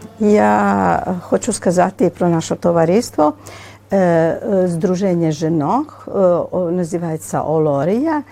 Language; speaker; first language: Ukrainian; early bilingual, heritage; Ukrainian